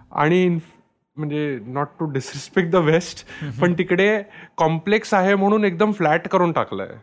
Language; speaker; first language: Marathi; native; Marathi